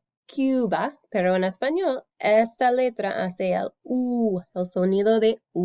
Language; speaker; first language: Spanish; non-native, fluent; English